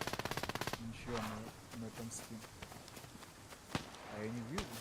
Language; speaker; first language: Russian; native; Russian